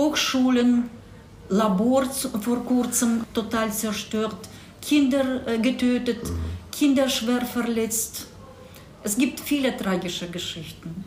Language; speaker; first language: German; non-native, fluent; Russian